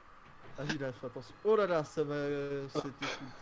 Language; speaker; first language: French; native; French